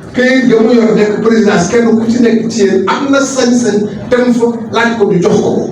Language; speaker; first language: Wolof; non-native, local second language; Fula